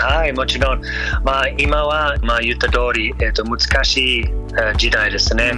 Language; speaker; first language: Japanese; non-native, learner; English